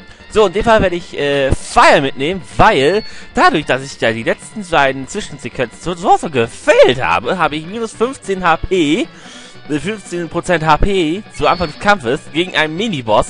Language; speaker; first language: German; native; German